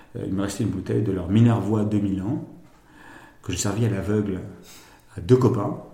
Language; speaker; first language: French; native; French